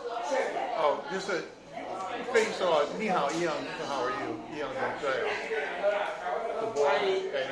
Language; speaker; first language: Chinese; non-native, learner; English